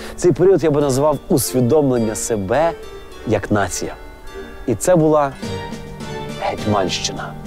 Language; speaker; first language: Ukrainian; native; Ukrainian